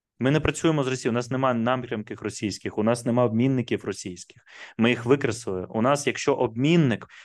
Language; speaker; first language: Ukrainian; non-native, local second language; Russian